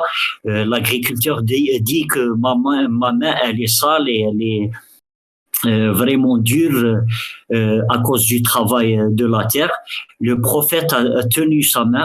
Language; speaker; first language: French; early bilingual, other home language; Arabic